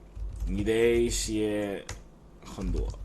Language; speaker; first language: Chinese; non-native, learner; English